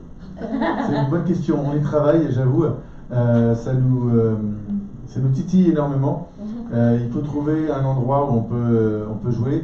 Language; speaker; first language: French; native; French